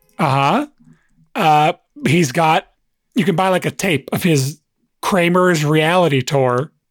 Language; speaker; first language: English; native; English